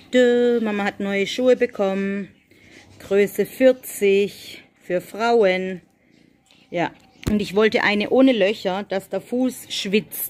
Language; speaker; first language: German; native; German